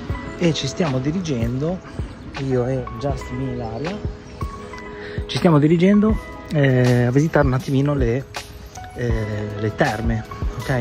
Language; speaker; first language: Italian; native; Italian